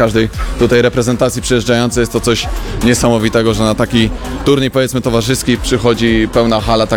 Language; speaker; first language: Polish; native; Polish